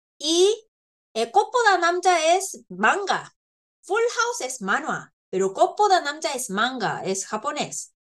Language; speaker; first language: Spanish; non-native, fluent; Korean